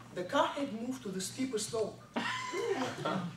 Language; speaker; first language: English; non-native, fluent; Bulgarian